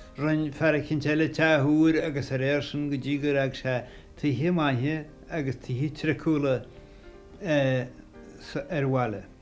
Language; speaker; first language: Irish; native; Irish